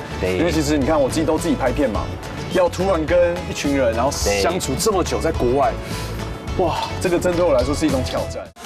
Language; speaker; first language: Chinese; native; Chinese